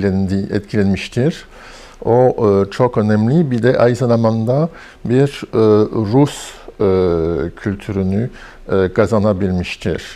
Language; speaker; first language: Turkish; non-native, fluent; French